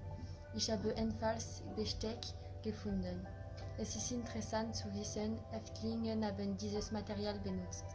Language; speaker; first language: German; non-native, learner; French